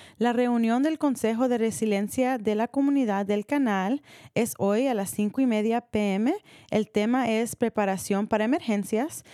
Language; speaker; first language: Spanish; early bilingual, heritage; Spanish